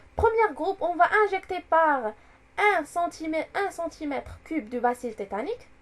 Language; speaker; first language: French; non-native, local second language; Arabic